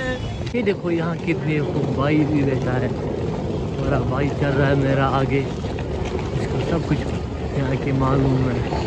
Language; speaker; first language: Hindi; non-native, local second language; Kashmiri